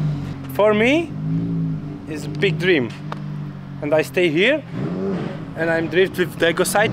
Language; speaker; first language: English; non-native, learner; Polish